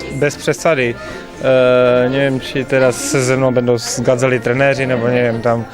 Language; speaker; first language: Polish; non-native, learner; Czech